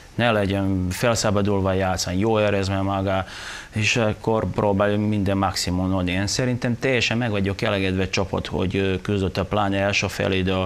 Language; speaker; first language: Hungarian; non-native, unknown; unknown